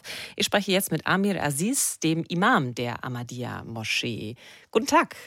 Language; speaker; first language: German; native; German